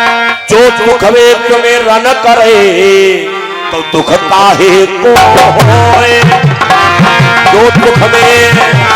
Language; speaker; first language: Hindi; native; Hindi